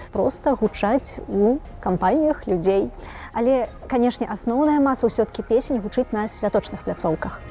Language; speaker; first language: Belarusian; native; Belarusian